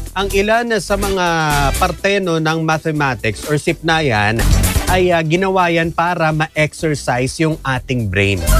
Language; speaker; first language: Filipino; native; Filipino